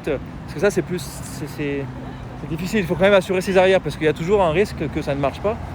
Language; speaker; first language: French; native; French